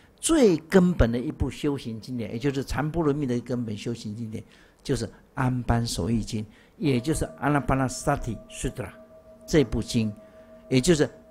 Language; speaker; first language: Chinese; native; Chinese